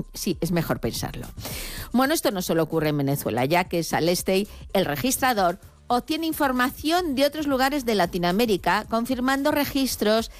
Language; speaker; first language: Spanish; native; Spanish